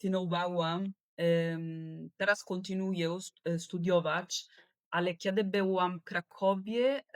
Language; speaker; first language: Polish; non-native, learner; Italian